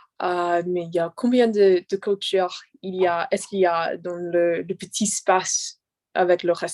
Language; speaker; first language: French; non-native, learner; English